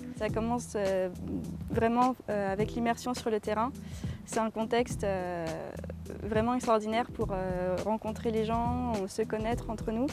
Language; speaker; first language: French; native; French